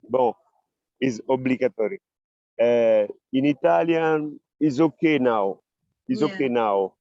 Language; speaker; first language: English; non-native, learner; Italian